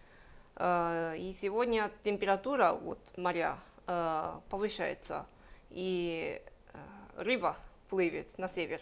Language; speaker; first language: Russian; non-native, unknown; Japanese